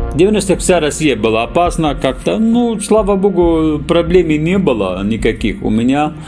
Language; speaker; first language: Russian; non-native, fluent; Arabic